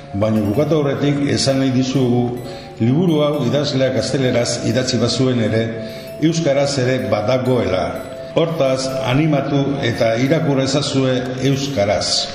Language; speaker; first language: Basque; non-native, local second language; Spanish